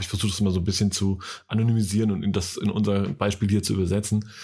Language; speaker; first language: German; native; German